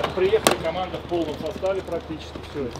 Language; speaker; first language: Russian; native; Russian